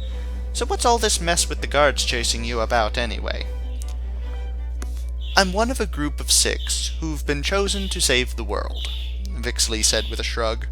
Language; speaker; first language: English; native; English